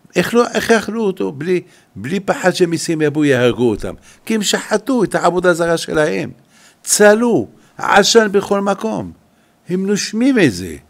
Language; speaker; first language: Hebrew; non-native, fluent; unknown